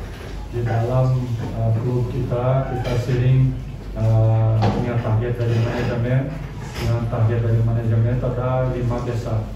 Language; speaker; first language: Indonesian; non-native, learner; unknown